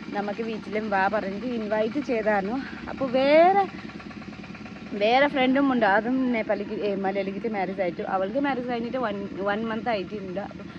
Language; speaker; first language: Malayalam; non-native, learner; Nepali